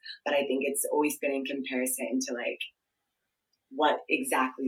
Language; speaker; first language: English; early bilingual, other home language; Akan